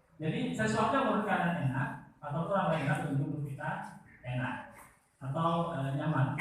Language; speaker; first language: Indonesian; non-native, local second language; Madurese